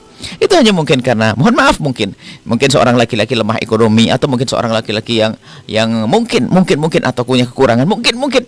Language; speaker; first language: Indonesian; native; Indonesian